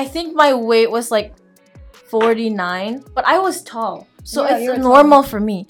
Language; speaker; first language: English; non-native, local second language; Filipino